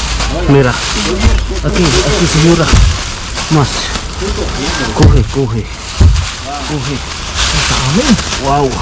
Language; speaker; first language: Spanish; non-native, learner; Filipino